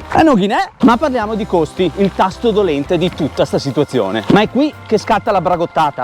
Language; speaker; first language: Italian; native; Italian